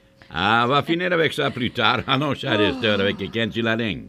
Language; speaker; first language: French; early bilingual, heritage; French